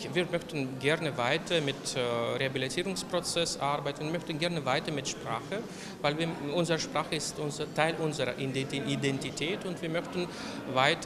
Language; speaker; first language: German; non-native, local second language; Ukrainian